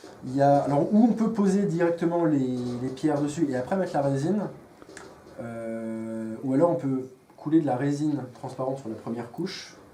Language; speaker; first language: French; native; French